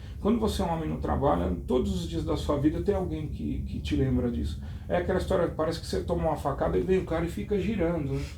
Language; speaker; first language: Portuguese; native; Portuguese